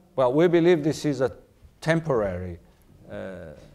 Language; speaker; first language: English; non-native, fluent; Portuguese